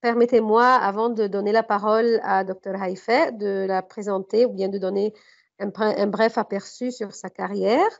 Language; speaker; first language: French; non-native, fluent; Arabic